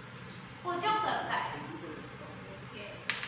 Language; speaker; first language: Chinese; non-native, learner; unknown